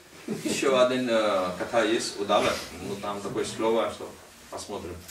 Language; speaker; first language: Russian; non-native, learner; Hindi